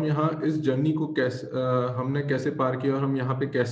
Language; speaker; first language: Hindi; native; Hindi